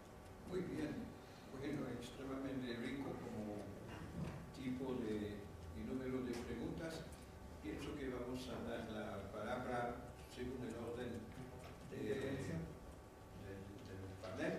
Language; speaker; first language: Spanish; non-native, fluent; French